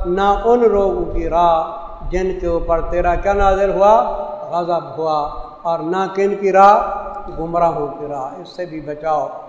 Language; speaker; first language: Urdu; non-native, local second language; Saraiki